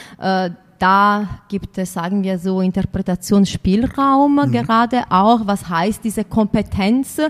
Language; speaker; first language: German; non-native, fluent; Italian